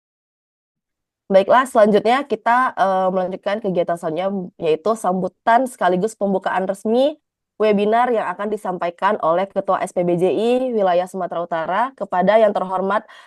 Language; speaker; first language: Indonesian; native; Indonesian